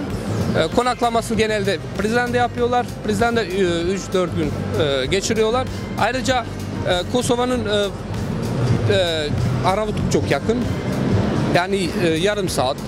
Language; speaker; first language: Turkish; non-native, fluent; Albanian